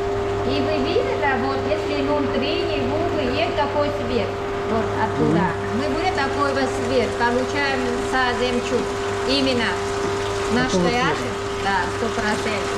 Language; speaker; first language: Russian; non-native, learner; Vietnamese